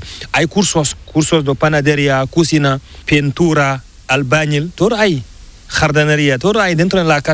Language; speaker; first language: Spanish; non-native, learner; Fula